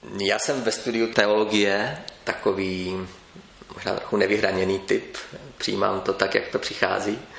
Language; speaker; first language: Czech; native; Czech